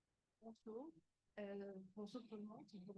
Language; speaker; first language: French; native; French